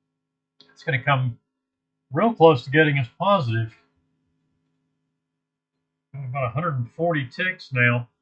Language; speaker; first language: English; native; English